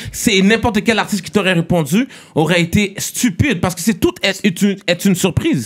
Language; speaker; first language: French; early bilingual, other home language; Haitian Creole